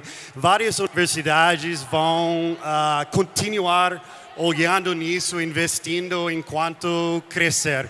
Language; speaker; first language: Portuguese; non-native, fluent; English